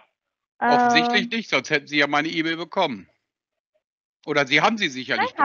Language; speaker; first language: German; native; German